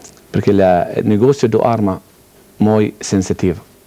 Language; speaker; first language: Spanish; non-native, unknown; Arabic